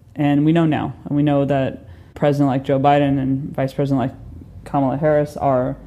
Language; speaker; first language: English; native; English